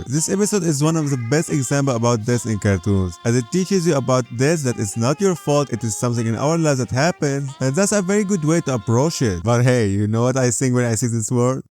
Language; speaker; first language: English; non-native, fluent; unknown